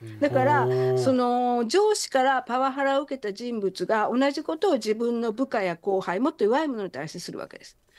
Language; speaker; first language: Japanese; native; Japanese